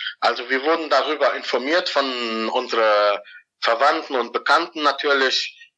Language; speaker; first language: German; non-native, fluent; Arabic